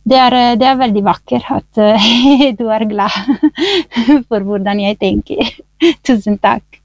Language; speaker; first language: Norwegian; non-native, fluent; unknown